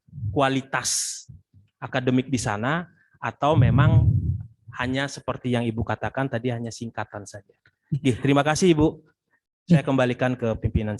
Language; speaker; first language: Indonesian; native; Indonesian